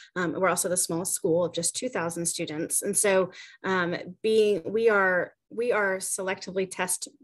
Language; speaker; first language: English; native; English